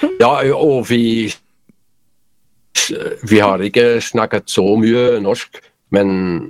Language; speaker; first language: Norwegian; non-native, local second language; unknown